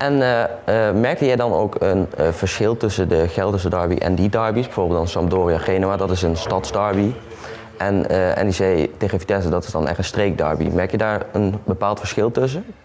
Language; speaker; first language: Dutch; native; Dutch